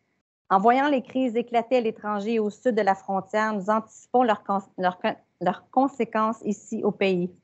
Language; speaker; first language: French; native; French